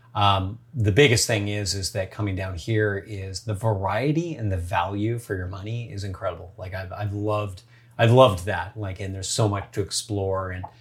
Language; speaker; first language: English; native; English